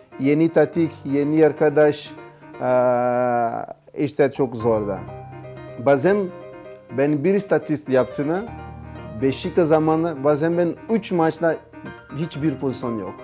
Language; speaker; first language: Turkish; non-native, learner; Portuguese